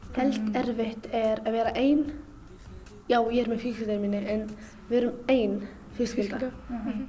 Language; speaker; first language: Icelandic; non-native, fluent; Arabic